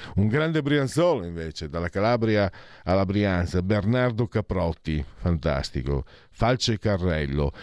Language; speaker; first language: Italian; native; Italian